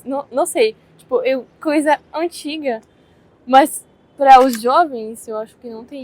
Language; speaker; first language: Portuguese; non-native, fluent; French